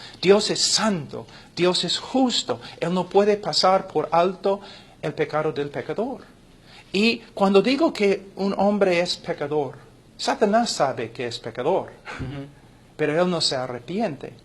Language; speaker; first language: Spanish; non-native, fluent; English